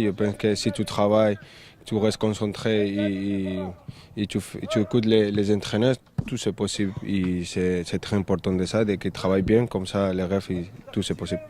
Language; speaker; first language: French; non-native, fluent; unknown